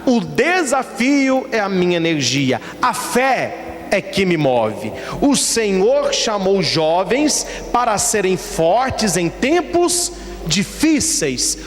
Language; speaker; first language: Portuguese; native; Portuguese